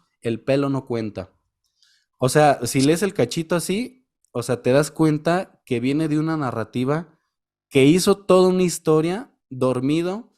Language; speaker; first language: Spanish; native; Spanish